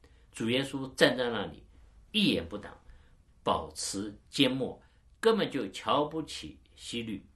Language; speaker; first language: Chinese; native; Chinese